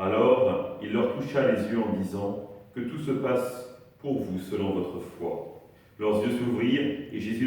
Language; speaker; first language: French; native; French